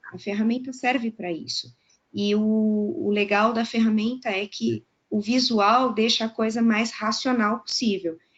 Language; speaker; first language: Portuguese; native; Portuguese